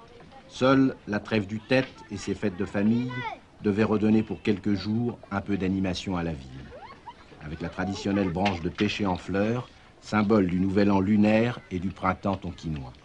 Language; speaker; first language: French; native; French